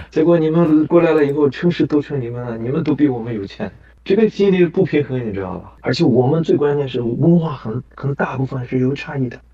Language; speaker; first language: Chinese; non-native, local second language; Kazakh